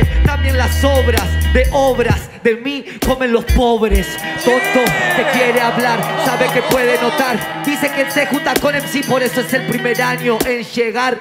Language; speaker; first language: Spanish; native; Spanish